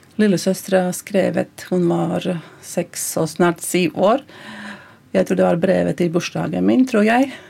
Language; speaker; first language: Norwegian; non-native, fluent; Latvian